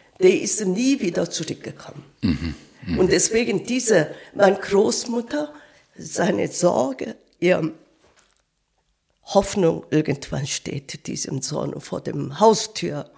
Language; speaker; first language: German; non-native, learner; Korean